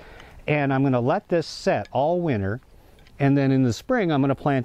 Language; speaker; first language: English; native; English